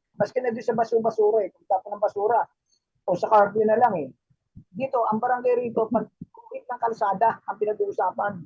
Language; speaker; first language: Filipino; native; Filipino